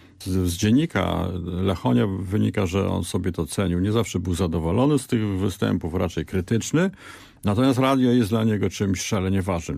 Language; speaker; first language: Polish; native; Polish